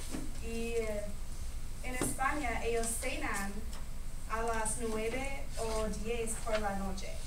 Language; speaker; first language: Spanish; non-native, learner; English